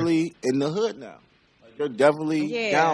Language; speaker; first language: English; native; English